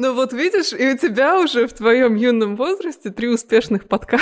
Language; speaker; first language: Russian; native; Russian